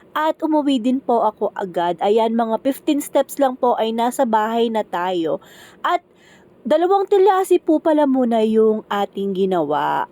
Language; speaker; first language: Filipino; non-native, local second language; Pampanga